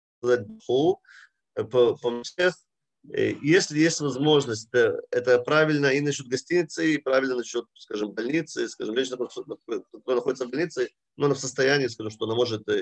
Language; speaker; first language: Russian; early bilingual, heritage; Russian